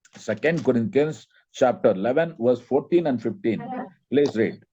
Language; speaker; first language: English; non-native, local second language; Kannada